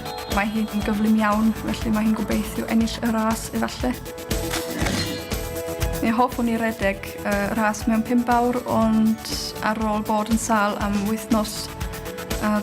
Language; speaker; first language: Welsh; non-native, fluent; German